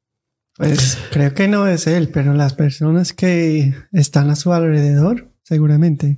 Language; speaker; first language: Spanish; non-native, fluent; English